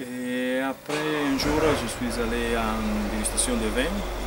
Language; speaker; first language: French; non-native, fluent; Italian